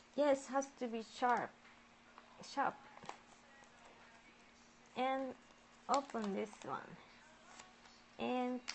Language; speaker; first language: English; non-native, learner; Japanese